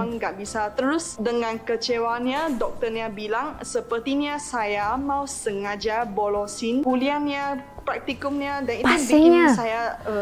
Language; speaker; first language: Indonesian; non-native, fluent; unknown